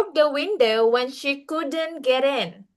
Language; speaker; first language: English; non-native, learner; Indonesian